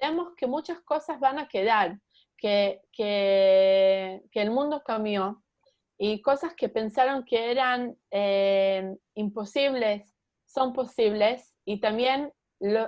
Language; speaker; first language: Spanish; early bilingual, heritage; Spanish